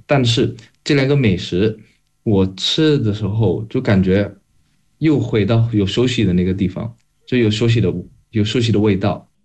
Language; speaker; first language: Chinese; non-native, fluent; Indonesian